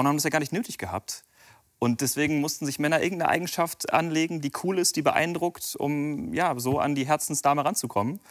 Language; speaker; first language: German; native; German